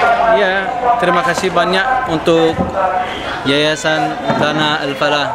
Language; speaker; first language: Indonesian; non-native, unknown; Turkish